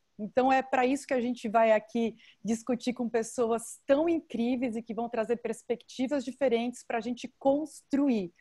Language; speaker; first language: Portuguese; native; Portuguese